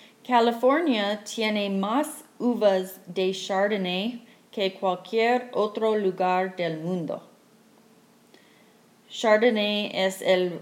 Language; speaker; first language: Spanish; non-native, learner; English